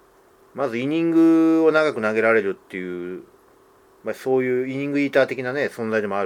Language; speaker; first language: Japanese; native; Japanese